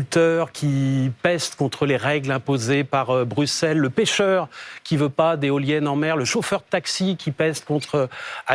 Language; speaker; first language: French; native; French